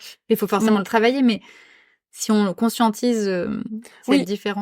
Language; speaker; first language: French; native; French